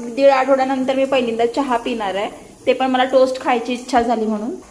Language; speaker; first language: Marathi; native; Marathi